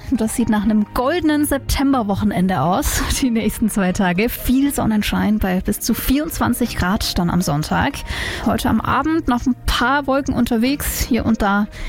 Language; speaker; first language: German; native; German